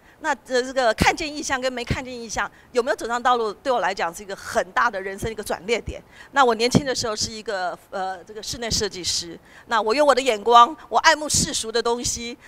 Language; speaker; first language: Chinese; native; Chinese